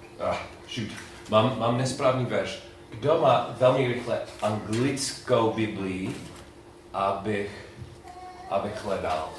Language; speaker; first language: Czech; non-native, learner; English